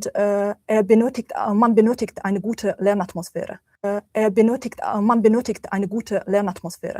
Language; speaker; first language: German; non-native, learner; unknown